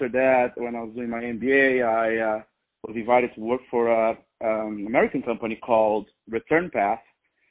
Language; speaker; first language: English; non-native, fluent; Portuguese